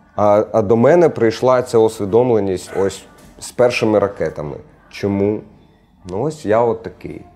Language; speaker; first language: Ukrainian; non-native, local second language; Russian